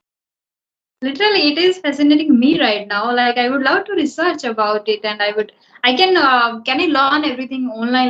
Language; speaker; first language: English; non-native, local second language; Hindi